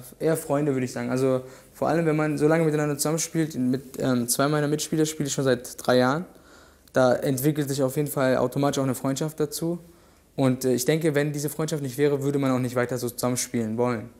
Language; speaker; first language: German; native; German